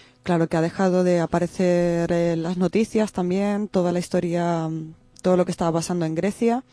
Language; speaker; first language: Spanish; native; Spanish